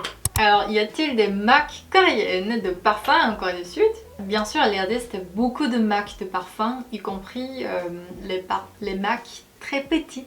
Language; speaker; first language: French; non-native, fluent; Korean